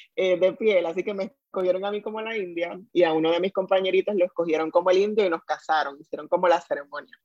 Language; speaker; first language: Spanish; native; Spanish